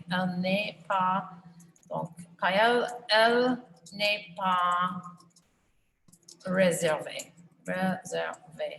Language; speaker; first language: French; non-native, fluent; English